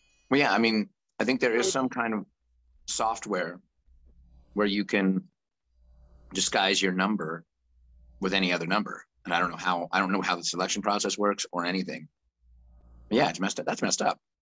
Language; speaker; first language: English; native; English